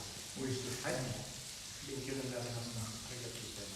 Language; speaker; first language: Japanese; non-native, fluent; Filipino